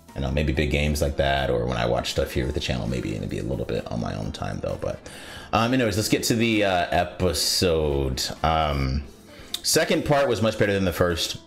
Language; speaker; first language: English; native; English